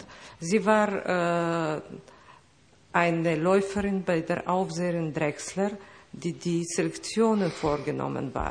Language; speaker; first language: German; non-native, fluent; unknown